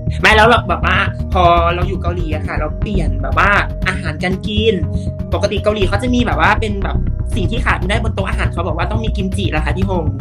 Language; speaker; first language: Thai; native; Thai